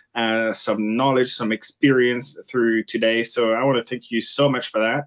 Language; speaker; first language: English; non-native, fluent; French